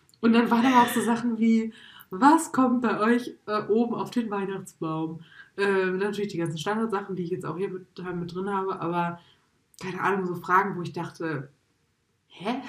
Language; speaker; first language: German; native; German